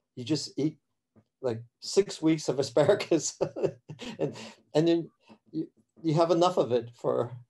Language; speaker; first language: English; early bilingual, other home language; Cantonese